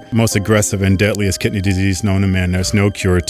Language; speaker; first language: English; native; English